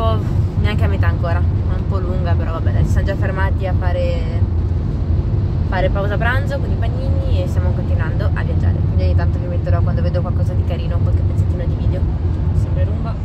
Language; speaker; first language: Italian; native; Italian